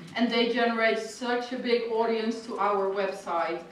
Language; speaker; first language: English; non-native, fluent; Dutch